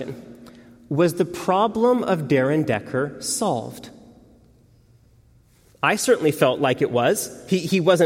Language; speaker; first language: English; native; English